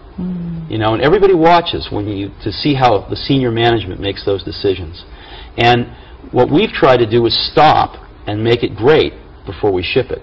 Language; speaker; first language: English; native; English